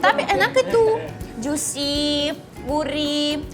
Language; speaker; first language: Indonesian; non-native, fluent; Russian